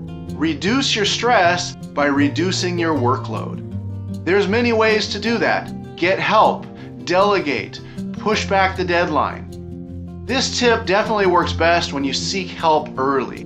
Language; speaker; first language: English; native; English